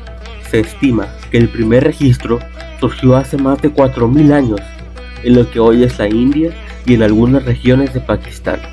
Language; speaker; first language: Spanish; native; Spanish